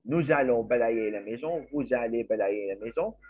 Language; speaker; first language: French; non-native, fluent; Arabic